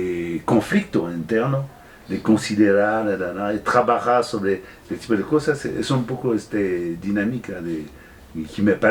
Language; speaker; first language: Spanish; non-native, fluent; French